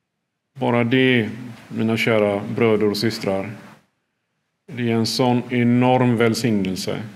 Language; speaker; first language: Swedish; early bilingual, other home language; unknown